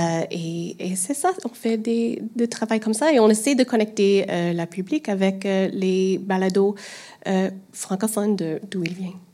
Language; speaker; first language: French; non-native, fluent; English